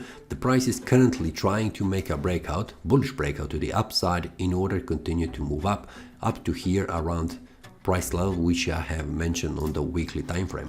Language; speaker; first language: English; non-native, fluent; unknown